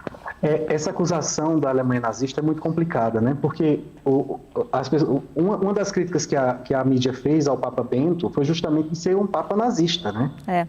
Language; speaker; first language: Portuguese; native; Portuguese